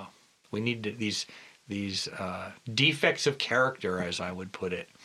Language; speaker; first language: English; native; English